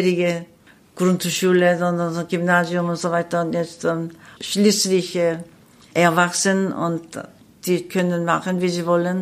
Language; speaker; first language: German; non-native, learner; Korean